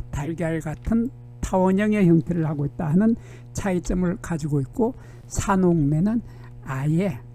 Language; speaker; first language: Korean; native; Korean